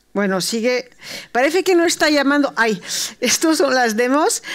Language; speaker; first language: Spanish; early bilingual, heritage; Spanish